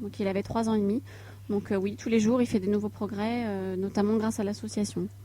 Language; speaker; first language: French; native; French